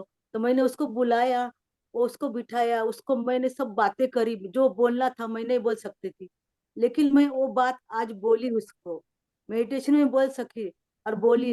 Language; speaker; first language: Hindi; non-native, local second language; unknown